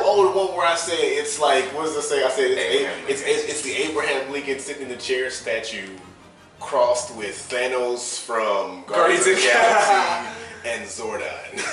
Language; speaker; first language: English; native; English